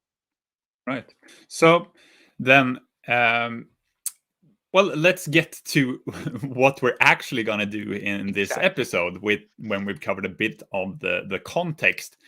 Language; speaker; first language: English; non-native, fluent; Swedish